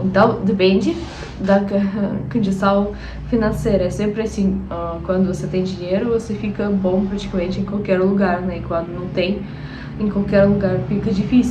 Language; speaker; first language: Portuguese; non-native, fluent; Russian